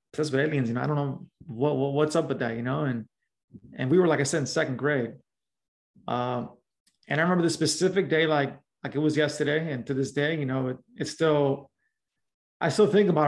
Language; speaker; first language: English; native; English